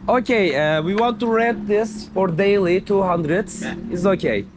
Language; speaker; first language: English; non-native, learner; Turkish